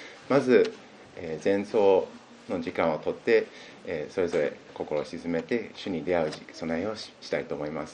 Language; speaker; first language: Japanese; native; Japanese